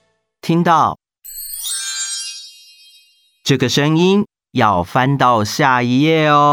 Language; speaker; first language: Chinese; native; Chinese